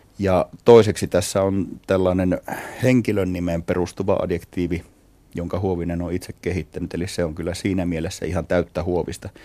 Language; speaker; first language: Finnish; native; Finnish